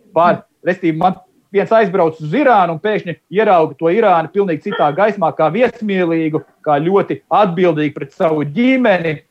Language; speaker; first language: Latvian; native; Latvian